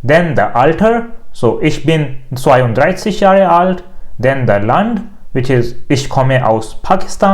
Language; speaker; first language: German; non-native, learner; Urdu